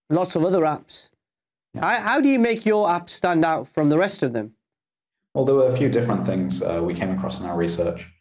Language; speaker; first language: English; native; English